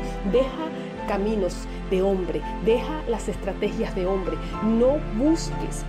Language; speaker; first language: Spanish; native; Spanish